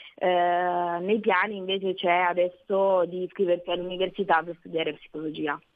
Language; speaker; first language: Italian; early bilingual, other home language; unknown